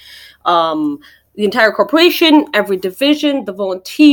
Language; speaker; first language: English; native; English